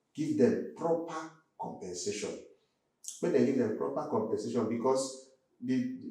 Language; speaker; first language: Nigerian Pidgin; non-native, local second language; Igbo